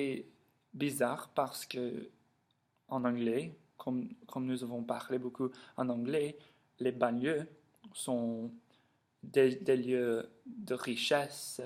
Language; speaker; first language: French; non-native, learner; English